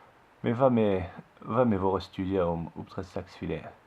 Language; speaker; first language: Norwegian; non-native, fluent; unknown